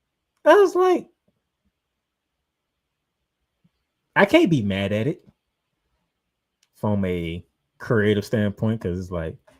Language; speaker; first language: English; native; English